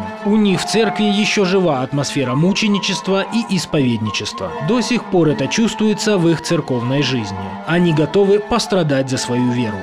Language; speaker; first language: Russian; native; Russian